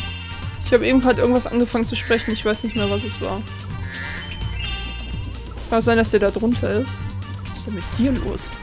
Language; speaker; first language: German; native; German